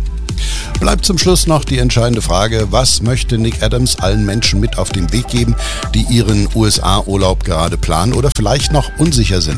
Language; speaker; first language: German; native; German